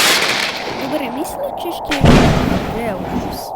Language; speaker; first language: Bulgarian; early bilingual, heritage; Bulgarian